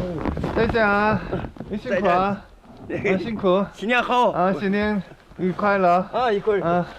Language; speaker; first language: Chinese; non-native, learner; Korean